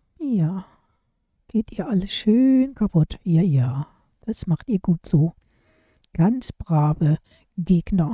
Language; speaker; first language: German; native; German